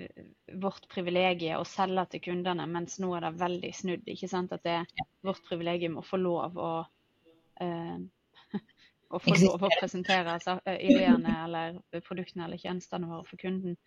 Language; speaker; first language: Norwegian; native; Norwegian